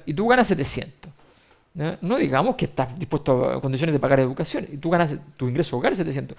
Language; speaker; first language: Spanish; native; Spanish